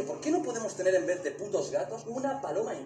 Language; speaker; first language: Spanish; native; Spanish